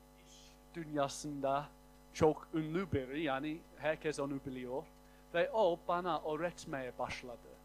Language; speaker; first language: Turkish; non-native, fluent; English